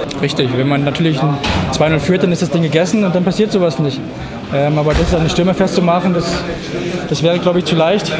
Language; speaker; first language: German; native; German